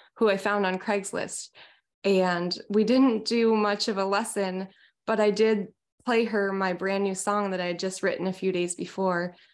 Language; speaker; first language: English; native; English